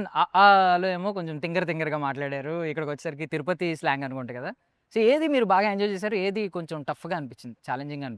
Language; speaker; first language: Telugu; native; Telugu